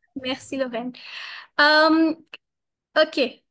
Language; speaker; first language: French; non-native, learner; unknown